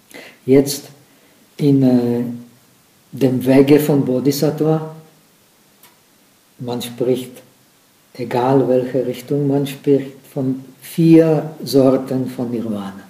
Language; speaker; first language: German; non-native, fluent; Czech